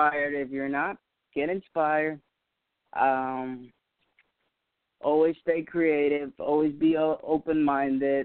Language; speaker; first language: English; non-native, fluent; Spanish